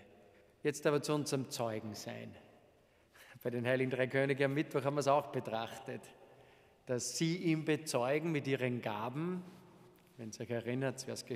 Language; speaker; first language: German; native; German